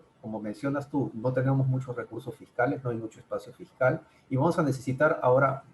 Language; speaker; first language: Spanish; native; Spanish